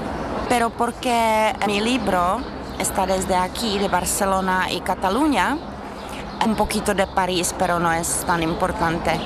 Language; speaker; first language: Spanish; non-native, fluent; Czech